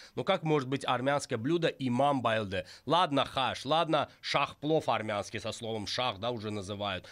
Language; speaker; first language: Russian; non-native, local second language; Azerbaijani